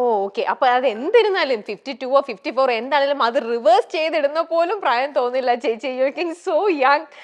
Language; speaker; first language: Malayalam; native; Malayalam